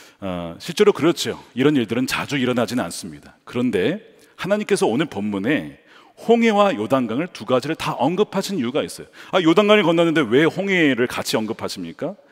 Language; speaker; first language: Korean; native; Korean